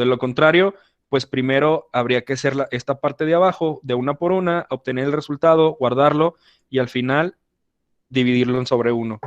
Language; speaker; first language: Spanish; native; Spanish